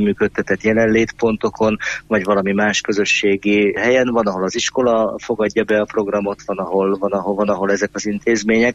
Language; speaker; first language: Hungarian; native; Hungarian